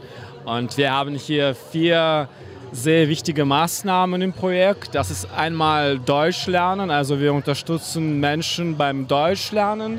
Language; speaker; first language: German; non-native, fluent; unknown